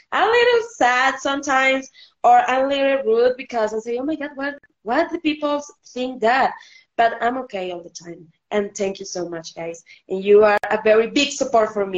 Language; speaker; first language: English; non-native, learner; Spanish